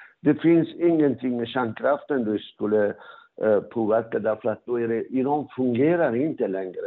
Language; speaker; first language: Swedish; non-native, fluent; Persian